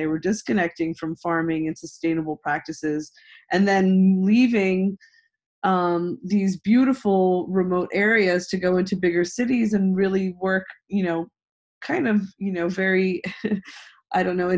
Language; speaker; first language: English; native; English